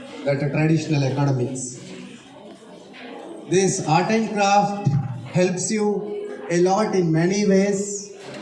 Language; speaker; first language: English; non-native, local second language; Telugu